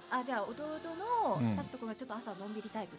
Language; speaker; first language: Japanese; native; Japanese